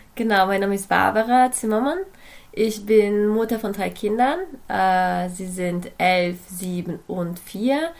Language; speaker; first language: German; non-native, fluent; Portuguese